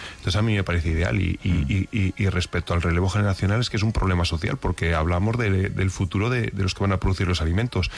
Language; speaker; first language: Spanish; native; Spanish